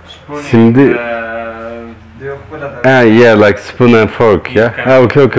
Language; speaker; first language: English; non-native, learner; Turkish